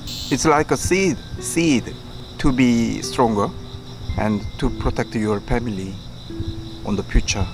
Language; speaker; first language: English; non-native, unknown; Korean